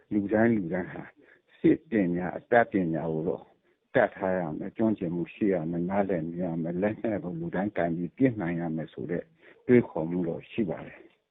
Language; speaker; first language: Burmese; native; Burmese